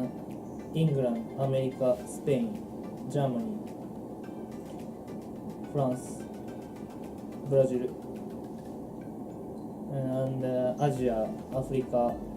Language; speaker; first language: English; non-native, learner; Japanese